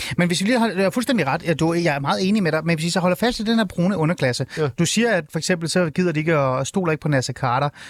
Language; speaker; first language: Danish; early bilingual, other home language; Persian